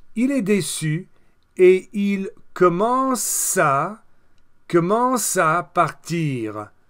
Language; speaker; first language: French; non-native, fluent; English